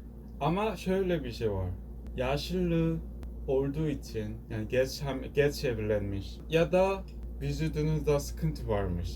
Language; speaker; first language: Turkish; non-native, learner; Korean